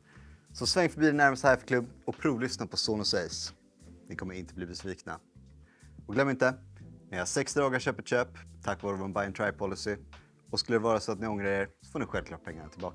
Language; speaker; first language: Swedish; native; Swedish